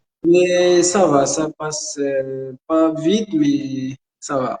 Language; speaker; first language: French; non-native, local second language; Arabic